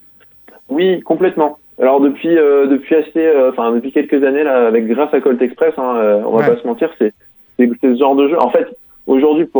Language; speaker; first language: French; native; French